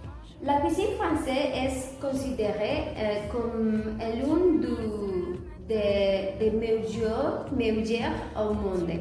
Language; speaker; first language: French; non-native, learner; Spanish